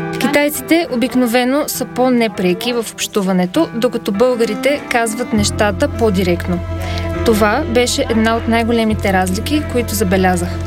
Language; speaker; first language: Bulgarian; non-native, fluent; Chinese